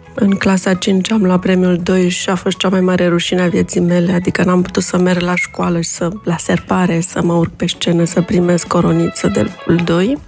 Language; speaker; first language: Romanian; native; Romanian